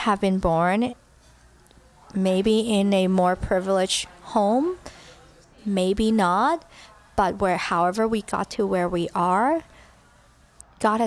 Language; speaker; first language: English; early bilingual, other home language; Cantonese